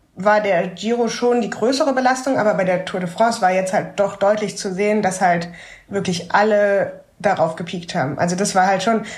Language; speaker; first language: German; native; German